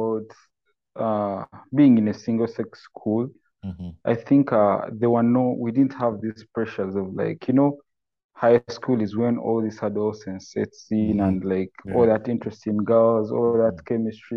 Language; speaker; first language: English; non-native, local second language; Ganda